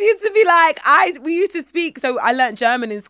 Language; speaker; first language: English; native; English